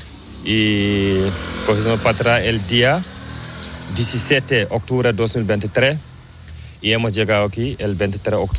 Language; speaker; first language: Spanish; non-native, learner; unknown